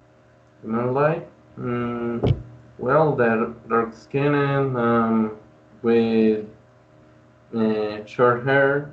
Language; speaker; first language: English; non-native, learner; Spanish